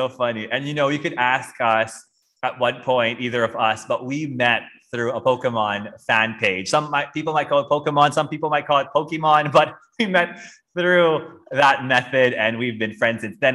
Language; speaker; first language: English; non-native, local second language; Filipino